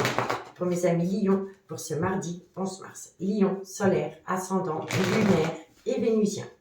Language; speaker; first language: French; native; French